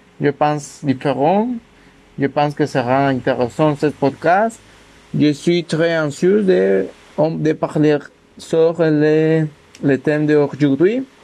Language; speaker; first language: French; non-native, learner; Spanish